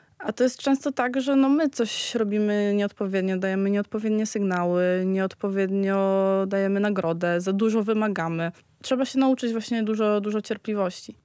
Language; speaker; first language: Polish; native; Polish